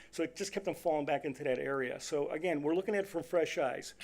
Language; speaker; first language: English; native; English